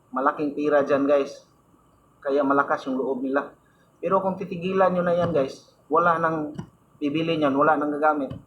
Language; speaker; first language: Filipino; non-native, local second language; Cebuano